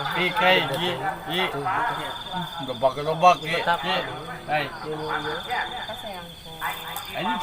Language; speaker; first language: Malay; non-native, local second language; Sundanese